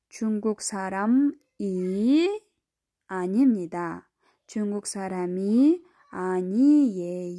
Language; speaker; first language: Korean; non-native, fluent; Kyrgyz